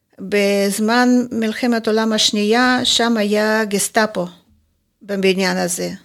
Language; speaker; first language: Hebrew; non-native, fluent; Russian